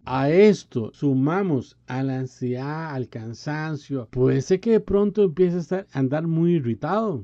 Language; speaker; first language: Spanish; native; Spanish